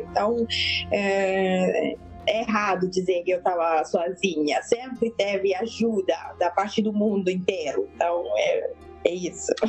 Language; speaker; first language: Portuguese; non-native, fluent; Italian